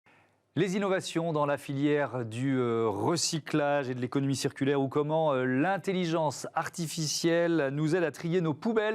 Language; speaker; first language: French; native; French